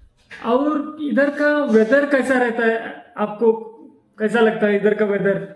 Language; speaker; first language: Hindi; non-native, local second language; Kannada